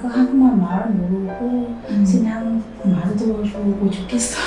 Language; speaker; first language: Korean; non-native, learner; Vietnamese